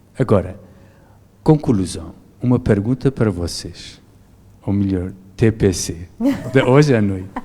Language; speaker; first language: Portuguese; non-native, fluent; Persian